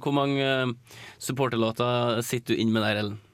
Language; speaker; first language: Norwegian; native; Norwegian